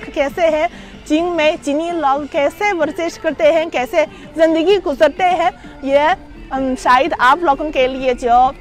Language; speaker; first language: Hindi; non-native, fluent; Chinese